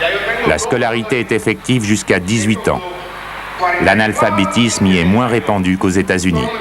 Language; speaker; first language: French; native; French